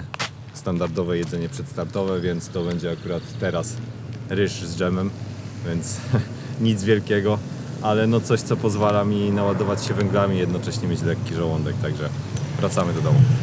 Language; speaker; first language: Polish; native; Polish